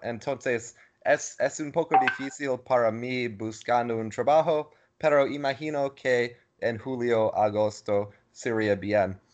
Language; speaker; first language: Spanish; non-native, learner; English